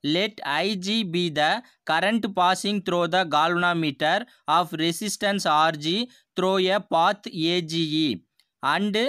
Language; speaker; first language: English; non-native, local second language; Tamil